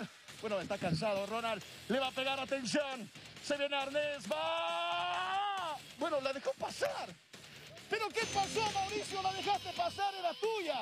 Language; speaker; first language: Spanish; native; Spanish